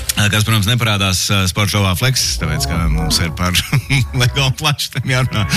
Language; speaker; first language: Latvian; native; Latvian